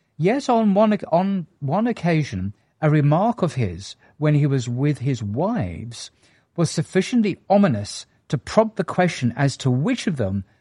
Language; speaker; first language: English; native; English